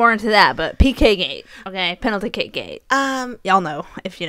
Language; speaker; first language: English; native; English